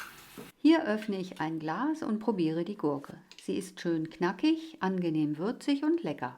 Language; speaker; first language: German; native; German